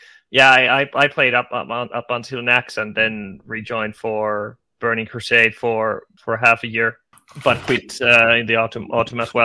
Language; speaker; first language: English; non-native, fluent; Finnish